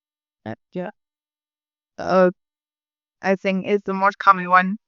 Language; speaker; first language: English; non-native, learner; Vietnamese